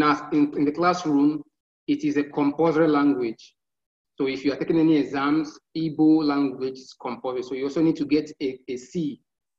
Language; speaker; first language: English; non-native, local second language; Igbo